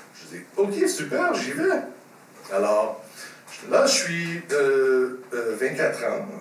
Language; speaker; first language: French; native; French